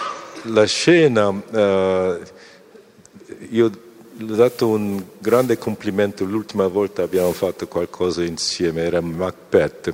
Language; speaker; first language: Italian; non-native, fluent; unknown